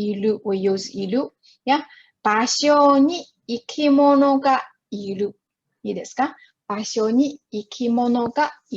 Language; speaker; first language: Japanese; non-native, fluent; Chinese